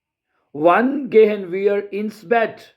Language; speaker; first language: German; non-native, fluent; Urdu